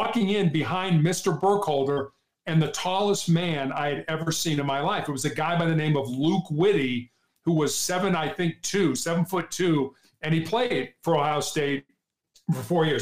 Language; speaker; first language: English; native; English